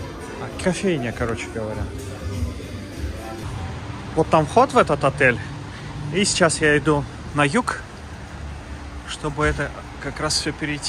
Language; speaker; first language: Russian; native; Russian